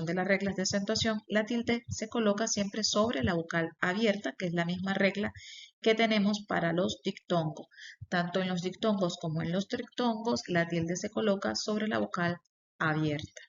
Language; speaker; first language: Spanish; native; Spanish